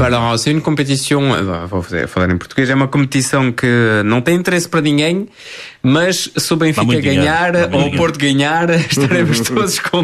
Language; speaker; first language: Portuguese; native; Portuguese